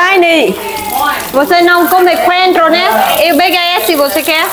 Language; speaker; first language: Portuguese; non-native, learner; Vietnamese